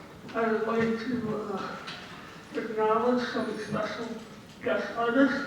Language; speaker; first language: English; native; English